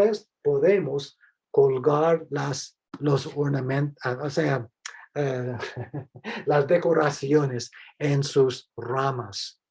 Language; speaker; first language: Spanish; non-native, fluent; English